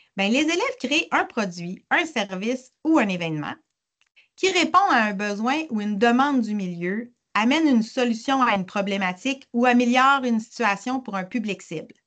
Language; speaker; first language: French; native; French